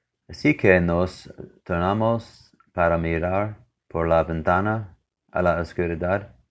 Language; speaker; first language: Spanish; non-native, learner; English